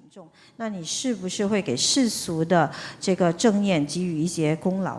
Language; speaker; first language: Chinese; native; Chinese